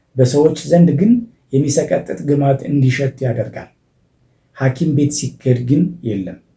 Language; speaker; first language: Amharic; native; Amharic